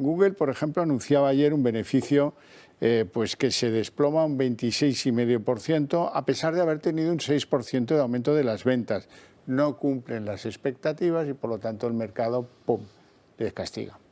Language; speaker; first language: Spanish; native; Spanish